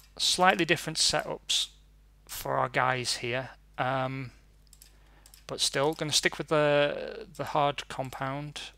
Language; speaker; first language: English; native; English